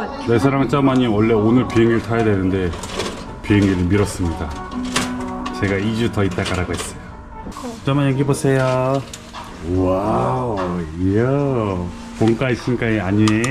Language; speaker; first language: Korean; native; Korean